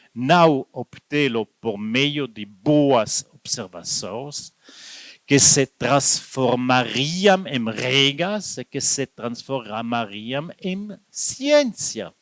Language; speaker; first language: Portuguese; non-native, learner; French